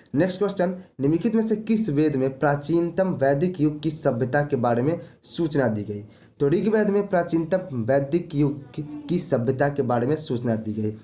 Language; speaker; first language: Hindi; native; Hindi